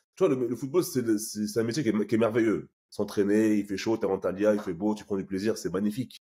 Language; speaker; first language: French; native; French